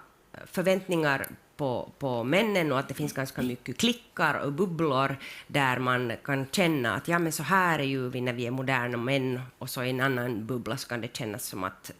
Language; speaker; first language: Swedish; native; Swedish